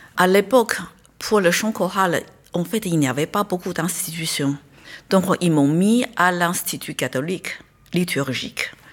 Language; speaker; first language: French; non-native, fluent; Chinese